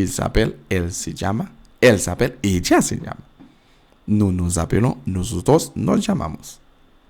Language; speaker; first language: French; non-native, fluent; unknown